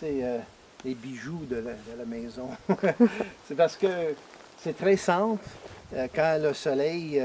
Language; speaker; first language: French; non-native, fluent; English